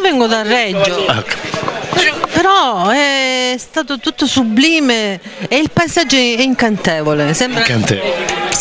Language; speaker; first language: Italian; native; Italian